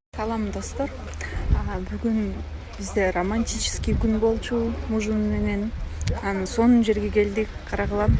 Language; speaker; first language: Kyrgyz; non-native, local second language; Russian